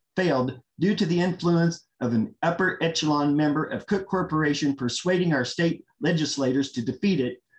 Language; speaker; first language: English; native; English